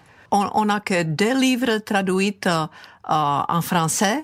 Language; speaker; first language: French; non-native, fluent; Czech